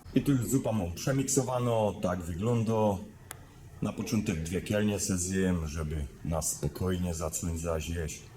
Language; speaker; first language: Polish; native; Polish